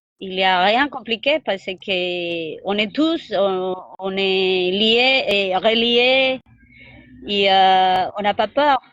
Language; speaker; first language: French; non-native, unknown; Spanish